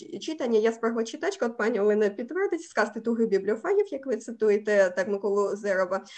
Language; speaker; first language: Ukrainian; native; Ukrainian